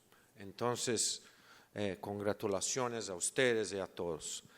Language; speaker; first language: Spanish; non-native, learner; Portuguese